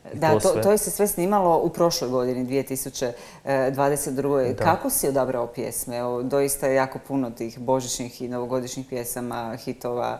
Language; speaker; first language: Serbian; native; Serbian